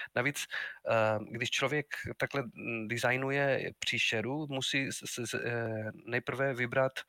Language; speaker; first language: Czech; non-native, fluent; Spanish